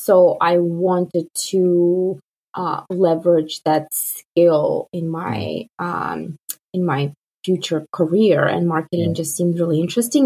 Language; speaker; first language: English; non-native, fluent; Russian